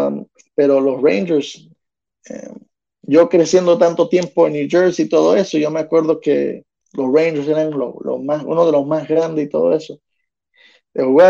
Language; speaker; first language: Spanish; early bilingual, heritage; Spanish